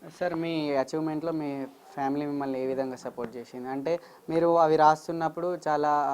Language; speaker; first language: Telugu; native; Telugu